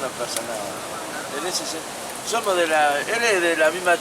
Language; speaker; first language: Spanish; native; Spanish